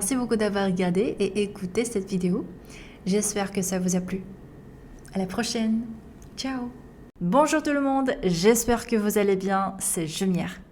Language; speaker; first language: French; non-native, fluent; Korean